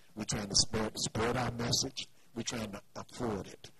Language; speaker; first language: English; native; English